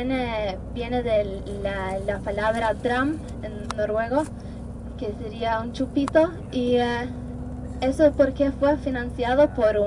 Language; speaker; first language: Spanish; non-native, fluent; Norwegian